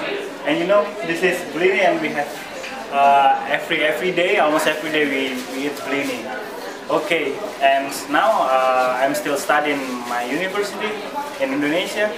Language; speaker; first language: English; non-native, learner; Indonesian